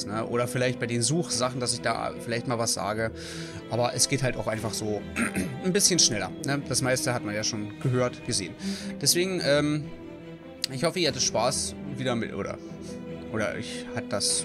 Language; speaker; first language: German; native; German